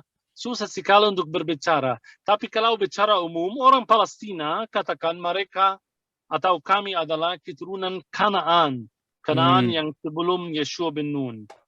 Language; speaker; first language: Indonesian; non-native, fluent; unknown